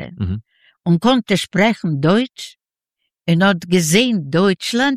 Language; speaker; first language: German; non-native, learner; Yiddish